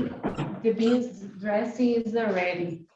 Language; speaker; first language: English; non-native, learner; Portuguese